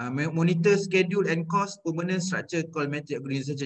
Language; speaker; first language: English; non-native, local second language; Malay